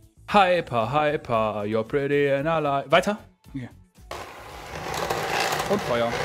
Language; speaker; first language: German; native; German